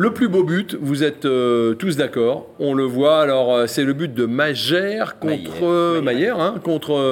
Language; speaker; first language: French; native; French